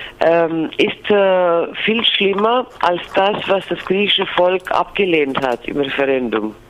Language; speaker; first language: German; non-native, fluent; Greek